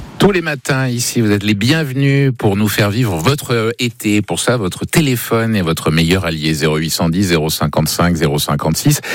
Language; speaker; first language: French; native; French